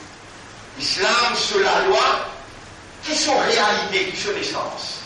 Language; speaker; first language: French; non-native, local second language; Morisyen